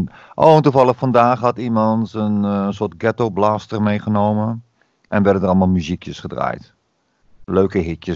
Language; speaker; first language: Dutch; native; Dutch